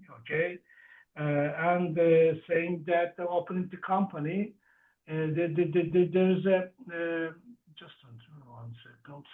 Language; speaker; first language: English; non-native, learner; Turkish